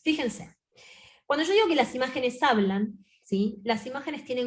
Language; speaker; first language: Spanish; native; Spanish